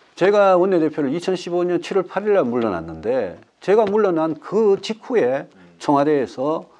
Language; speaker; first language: Korean; native; Korean